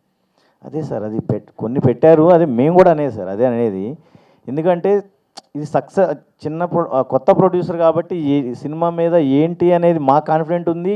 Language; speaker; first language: Telugu; native; Telugu